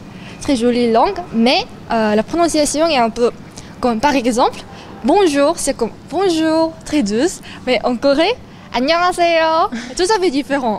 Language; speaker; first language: French; non-native, learner; Korean